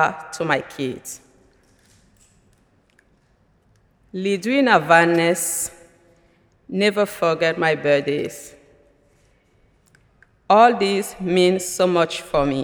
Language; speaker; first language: English; non-native, local second language; French